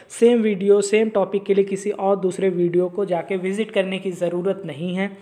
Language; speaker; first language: Hindi; native; Hindi